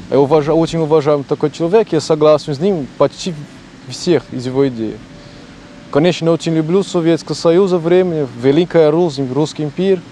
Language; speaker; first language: Russian; non-native, learner; Portuguese